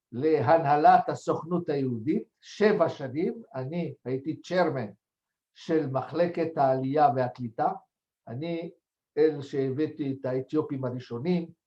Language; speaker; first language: Hebrew; non-native, fluent; French